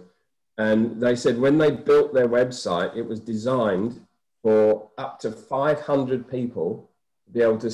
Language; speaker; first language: English; native; English